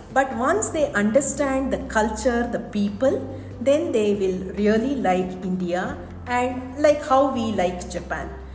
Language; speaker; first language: English; non-native, local second language; Kannada